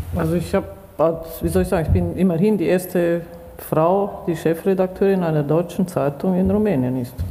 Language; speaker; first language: German; native; German